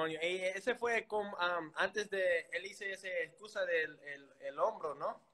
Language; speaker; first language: Spanish; early bilingual, heritage; English